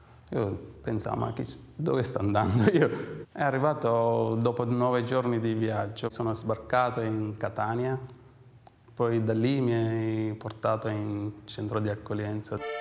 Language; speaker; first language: Italian; non-native, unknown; Sinhala